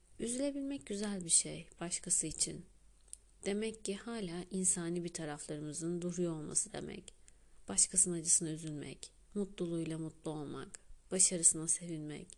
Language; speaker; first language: Turkish; native; Turkish